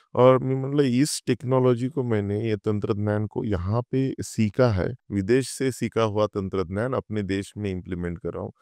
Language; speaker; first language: Hindi; non-native, local second language; Marathi